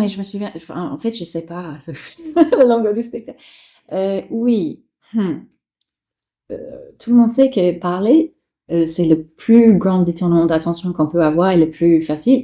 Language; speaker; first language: French; non-native, fluent; English